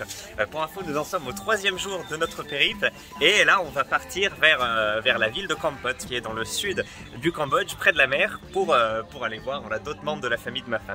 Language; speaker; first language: French; native; French